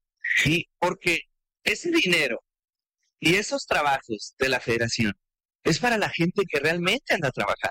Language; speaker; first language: Spanish; native; Spanish